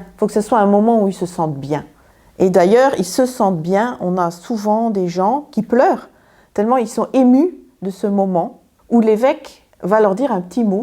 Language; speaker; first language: French; native; French